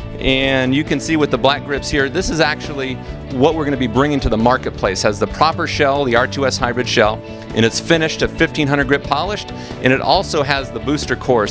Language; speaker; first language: English; native; English